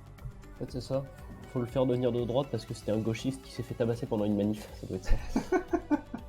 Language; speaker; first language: French; native; French